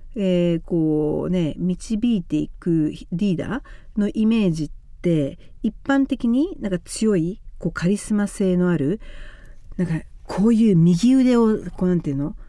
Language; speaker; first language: Japanese; native; Japanese